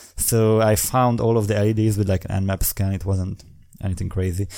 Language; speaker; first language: English; non-native, fluent; Hungarian